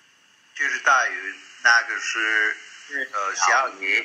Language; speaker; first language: Chinese; non-native, learner; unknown